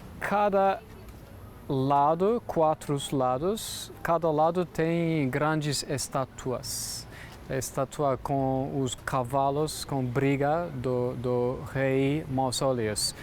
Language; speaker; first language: Portuguese; non-native, learner; Turkish